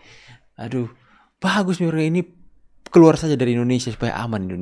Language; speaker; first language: Indonesian; native; Indonesian